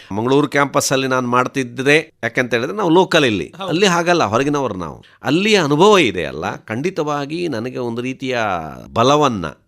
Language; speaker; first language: Kannada; non-native, local second language; Tulu